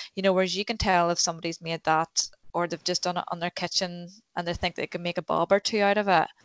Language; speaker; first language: English; native; English